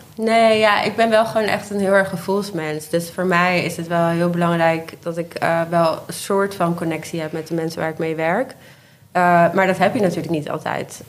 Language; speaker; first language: Dutch; native; Dutch